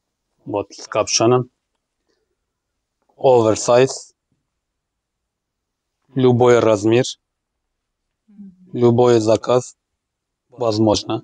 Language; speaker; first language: Russian; non-native, learner; Turkish